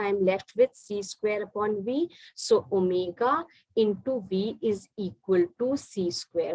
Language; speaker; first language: English; non-native, local second language; Hindi